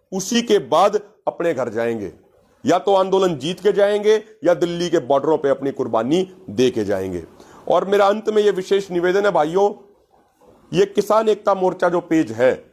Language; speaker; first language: Hindi; native; Hindi